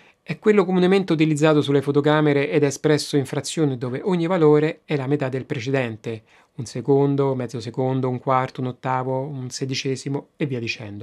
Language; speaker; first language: Italian; native; Italian